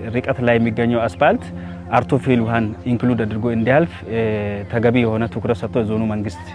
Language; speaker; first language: Amharic; non-native, local second language; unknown